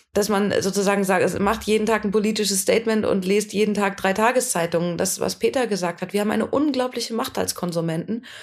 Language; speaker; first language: German; native; German